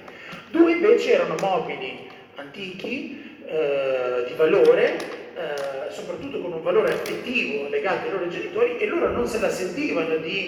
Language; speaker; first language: Italian; native; Italian